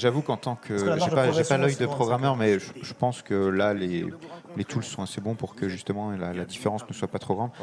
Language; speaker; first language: French; native; French